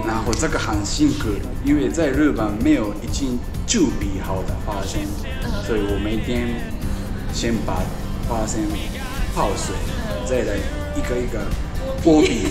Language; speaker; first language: Chinese; non-native, learner; Japanese